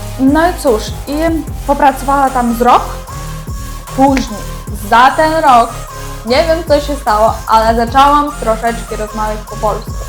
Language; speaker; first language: Polish; non-native, learner; Ukrainian